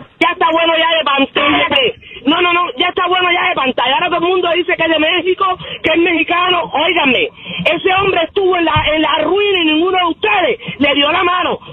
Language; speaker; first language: Spanish; native; Spanish